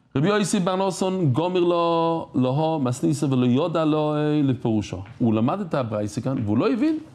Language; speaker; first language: Hebrew; non-native, fluent; English